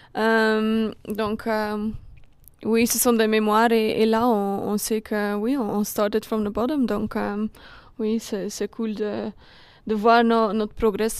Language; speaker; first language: French; non-native, local second language; Dutch